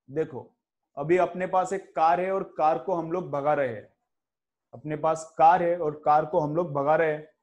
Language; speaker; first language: Hindi; non-native, local second language; Marathi